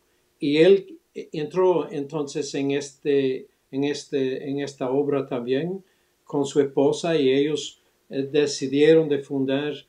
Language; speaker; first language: Spanish; early bilingual, other home language; English